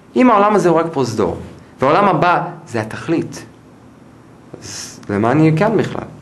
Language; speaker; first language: Hebrew; non-native, fluent; English